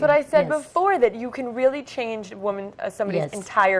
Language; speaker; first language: English; native; English